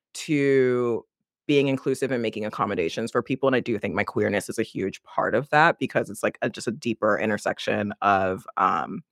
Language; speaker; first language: English; native; English